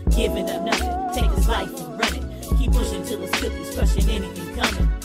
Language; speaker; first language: English; native; English